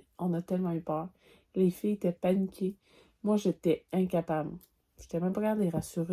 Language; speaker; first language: French; native; French